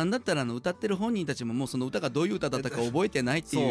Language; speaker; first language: Japanese; native; Japanese